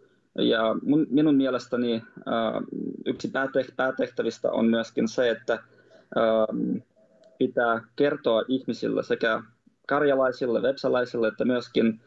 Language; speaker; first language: Finnish; non-native, fluent; Russian